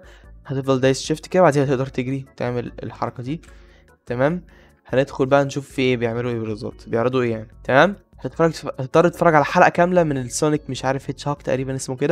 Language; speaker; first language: Arabic; native; Arabic